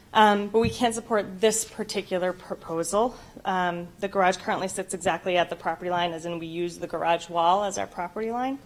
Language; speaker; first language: English; native; English